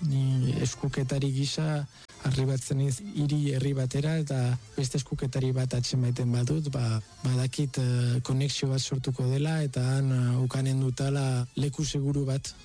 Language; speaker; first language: Basque; non-native, fluent; Spanish